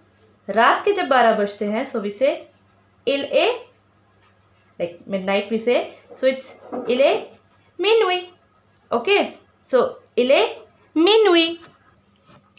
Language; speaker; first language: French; non-native, fluent; Hindi